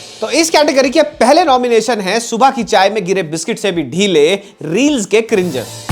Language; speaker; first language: Hindi; native; Hindi